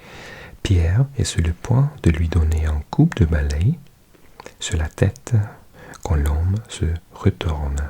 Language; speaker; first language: French; non-native, learner; English